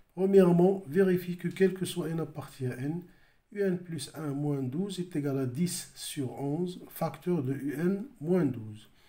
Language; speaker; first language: French; non-native, local second language; Arabic